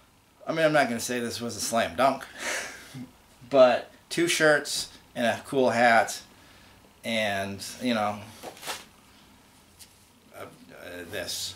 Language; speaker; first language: English; native; English